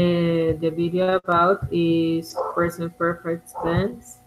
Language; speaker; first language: English; non-native, learner; Spanish